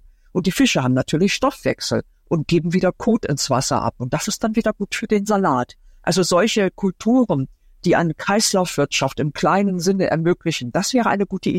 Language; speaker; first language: German; native; German